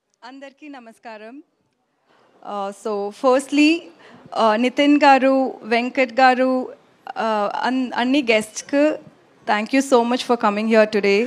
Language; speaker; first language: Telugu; non-native, learner; Tamil